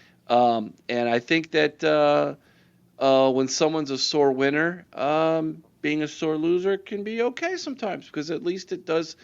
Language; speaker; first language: English; native; English